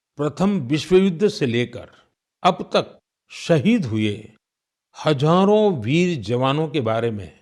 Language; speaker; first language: Hindi; non-native, local second language; Gujarati